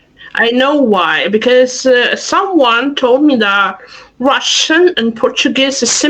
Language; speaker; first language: English; non-native, fluent; Russian